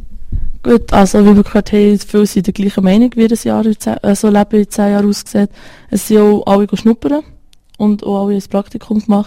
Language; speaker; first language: German; native; German